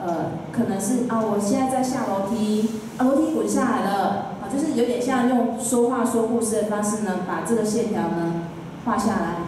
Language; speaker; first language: Chinese; native; Chinese